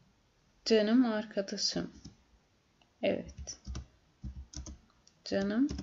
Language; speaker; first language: Turkish; non-native, fluent; Arabic